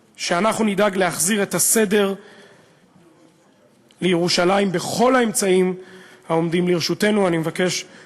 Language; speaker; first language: Hebrew; native; Hebrew